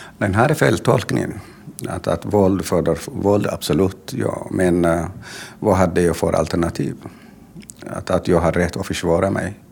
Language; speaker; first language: Swedish; non-native, fluent; Tigrinya